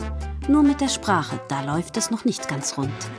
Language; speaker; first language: German; native; German